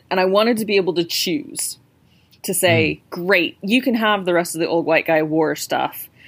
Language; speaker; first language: English; native; English